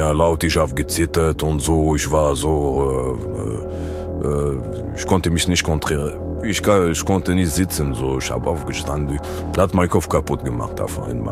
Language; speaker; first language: German; non-native, learner; French